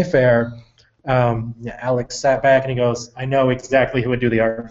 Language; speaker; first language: English; native; English